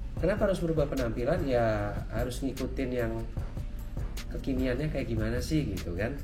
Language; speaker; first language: Indonesian; native; Indonesian